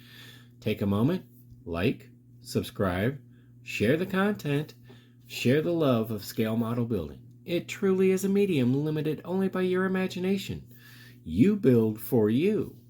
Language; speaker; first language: English; native; English